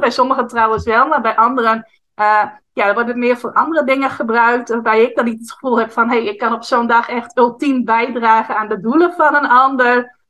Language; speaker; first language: Dutch; native; Dutch